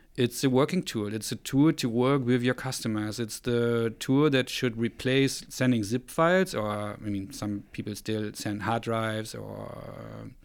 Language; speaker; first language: English; non-native, fluent; German